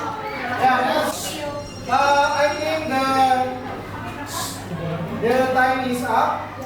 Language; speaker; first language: English; non-native, learner; Indonesian